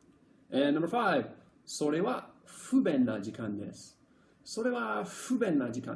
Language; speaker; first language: Japanese; non-native, fluent; English